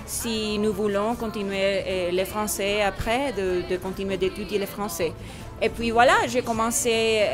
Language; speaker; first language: French; non-native, fluent; Spanish